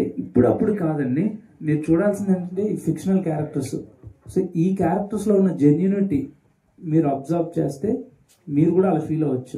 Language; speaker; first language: Telugu; native; Telugu